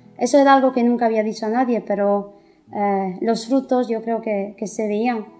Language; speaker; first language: Spanish; non-native, fluent; Italian